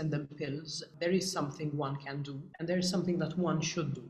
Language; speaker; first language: English; native; English